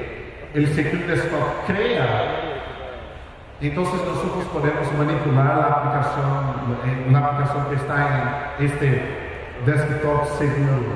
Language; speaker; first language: Spanish; non-native, fluent; Portuguese